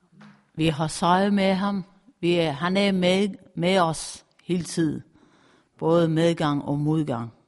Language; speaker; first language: Danish; non-native, fluent; Persian